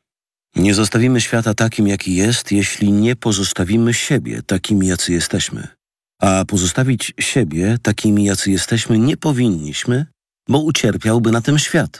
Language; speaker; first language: Polish; native; Polish